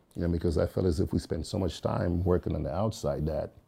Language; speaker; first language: English; early bilingual, other home language; Jamaican Creole English